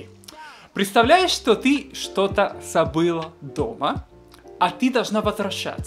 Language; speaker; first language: Russian; non-native, fluent; Spanish